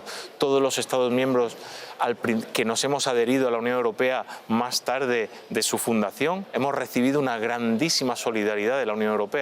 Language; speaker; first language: Spanish; native; Spanish